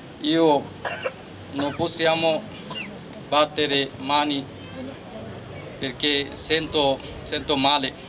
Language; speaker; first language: Italian; non-native, learner; Bangla